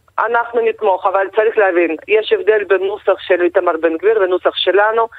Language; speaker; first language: Hebrew; non-native, fluent; Russian